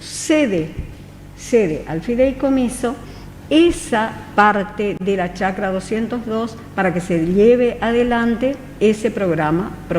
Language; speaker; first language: Spanish; native; Spanish